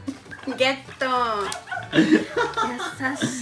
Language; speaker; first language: Japanese; non-native, fluent; Spanish